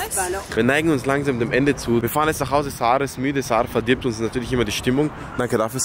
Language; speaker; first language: German; early bilingual, other home language; Persian